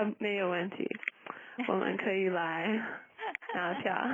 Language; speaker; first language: Chinese; non-native, learner; English